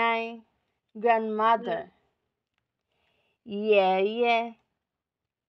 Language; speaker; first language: English; non-native, local second language; Filipino